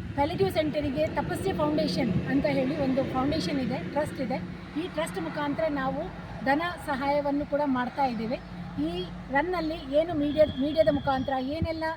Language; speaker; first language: Kannada; early bilingual, other home language; Tulu